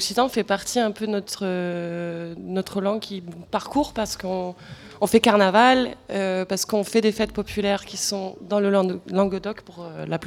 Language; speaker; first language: French; native; French